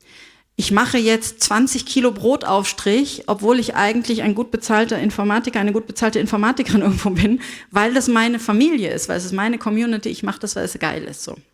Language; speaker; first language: German; native; German